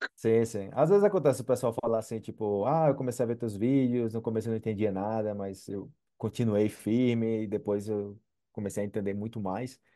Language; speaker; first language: Portuguese; native; Portuguese